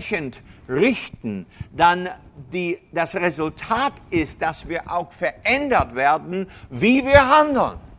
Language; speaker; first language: German; non-native, fluent; English